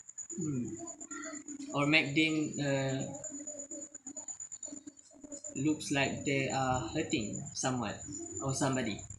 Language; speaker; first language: English; non-native, learner; Malay